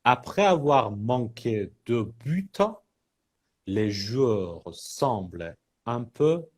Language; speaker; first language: French; non-native, fluent; Persian